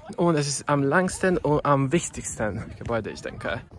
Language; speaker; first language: German; non-native, learner; Serbian